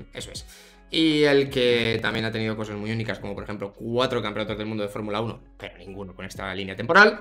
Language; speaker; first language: Spanish; native; Spanish